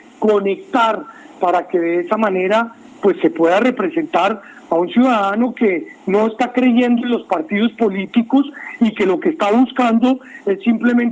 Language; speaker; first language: Spanish; native; Spanish